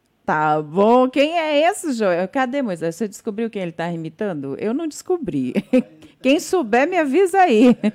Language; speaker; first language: Portuguese; native; Portuguese